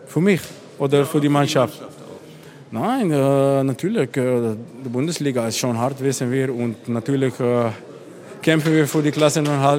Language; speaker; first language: German; non-native, fluent; Dutch